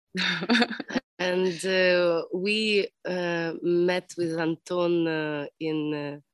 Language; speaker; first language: English; non-native, learner; Ukrainian